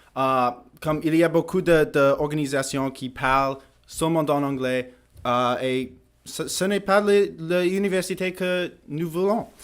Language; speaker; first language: French; non-native, learner; English